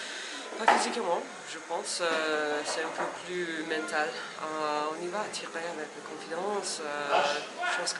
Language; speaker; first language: French; non-native, fluent; English